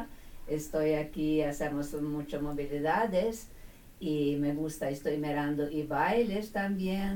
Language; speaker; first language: Spanish; non-native, learner; Ukrainian